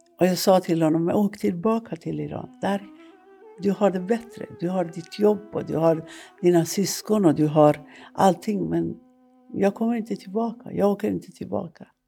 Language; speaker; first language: Swedish; non-native, fluent; Persian